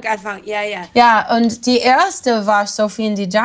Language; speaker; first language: German; non-native, learner; English